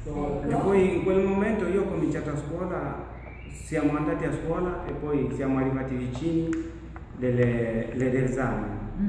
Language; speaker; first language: Italian; non-native, learner; Masai